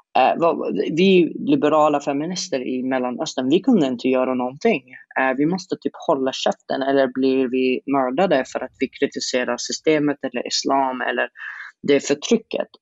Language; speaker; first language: Swedish; non-native, fluent; Arabic